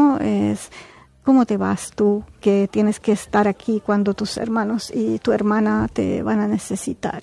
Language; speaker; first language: Spanish; non-native, fluent; Arabic